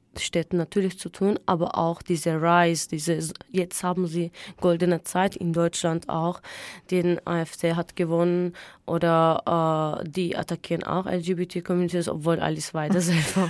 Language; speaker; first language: German; non-native, fluent; Turkish